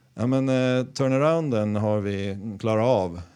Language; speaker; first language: Swedish; native; Swedish